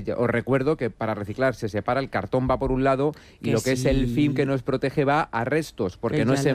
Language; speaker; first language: Spanish; native; Spanish